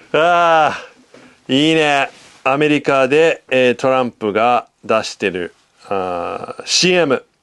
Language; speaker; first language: Japanese; non-native, fluent; English